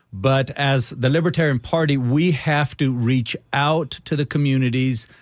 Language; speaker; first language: English; early bilingual, other home language; Spanish